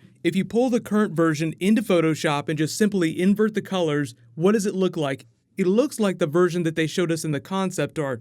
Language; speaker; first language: English; native; English